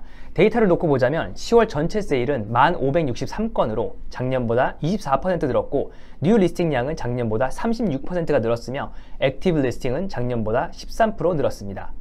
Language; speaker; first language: Korean; native; Korean